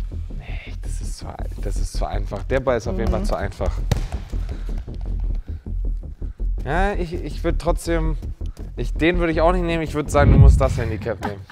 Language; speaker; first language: German; native; German